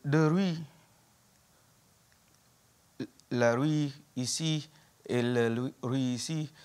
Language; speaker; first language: French; non-native, learner; Vietnamese